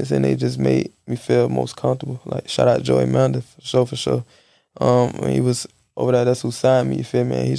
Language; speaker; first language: English; native; English